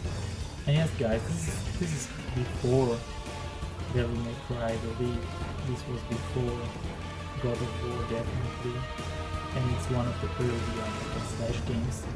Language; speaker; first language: English; non-native, fluent; German